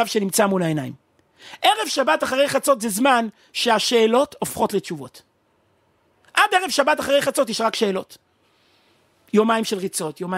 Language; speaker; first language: Hebrew; native; Hebrew